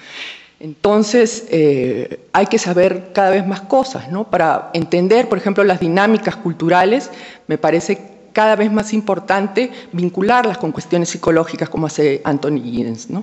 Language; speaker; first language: Spanish; native; Spanish